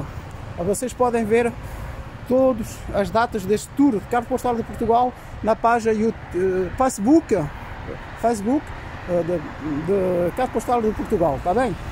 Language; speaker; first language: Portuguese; early bilingual, heritage; Portuguese